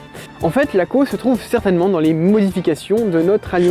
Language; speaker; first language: French; native; French